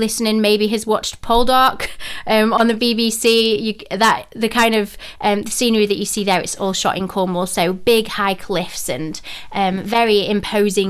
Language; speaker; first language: English; native; English